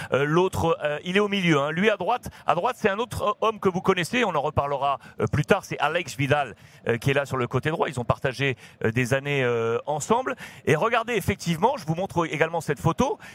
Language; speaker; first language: French; native; French